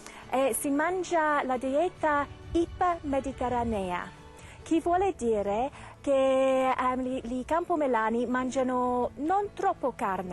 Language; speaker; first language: Italian; non-native, fluent; English